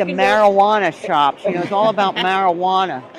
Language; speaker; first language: English; native; English